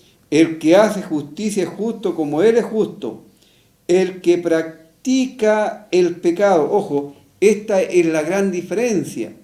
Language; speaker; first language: Spanish; native; Spanish